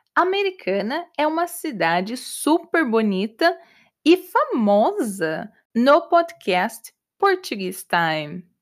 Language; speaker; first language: Portuguese; native; Portuguese